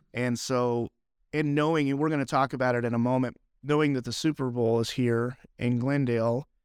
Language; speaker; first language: English; native; English